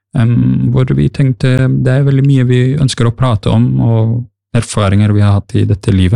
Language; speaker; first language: Norwegian; early bilingual, other home language; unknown